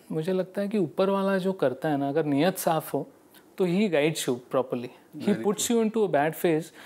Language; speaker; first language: Hindi; non-native, local second language; Marathi